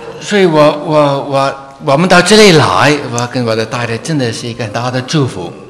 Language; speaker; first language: Chinese; non-native, learner; English